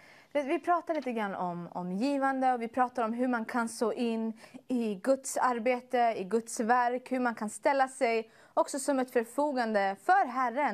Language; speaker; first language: Swedish; early bilingual, other home language; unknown